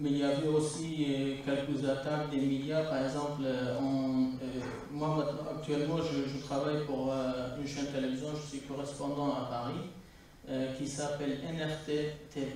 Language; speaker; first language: French; non-native, fluent; Kurdish